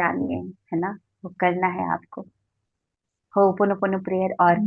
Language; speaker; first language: Hindi; native; Hindi